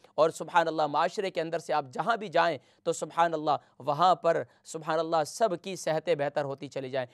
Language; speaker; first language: Urdu; native; Urdu